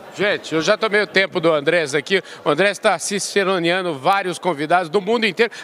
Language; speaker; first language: Portuguese; native; Portuguese